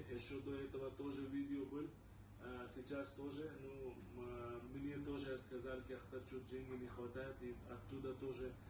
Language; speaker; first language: Russian; non-native, learner; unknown